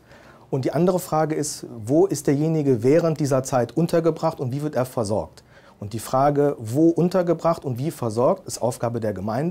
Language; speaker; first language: German; native; German